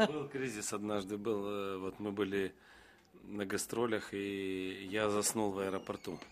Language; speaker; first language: Russian; non-native, local second language; Romanian